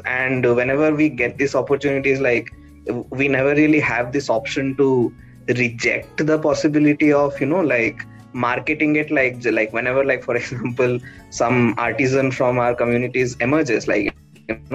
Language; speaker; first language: English; non-native, local second language; Odia